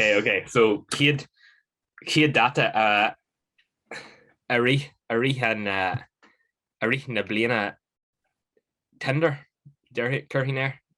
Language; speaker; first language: Irish; non-native, local second language; English